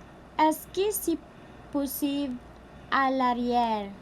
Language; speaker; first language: French; non-native, learner; Cebuano